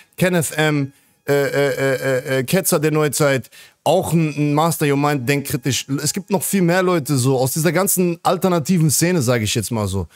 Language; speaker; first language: German; native; German